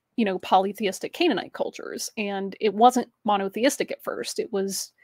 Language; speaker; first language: English; native; English